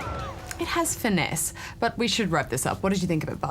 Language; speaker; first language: English; native; English